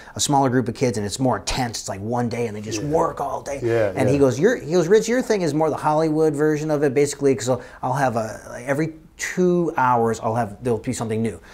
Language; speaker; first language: English; native; English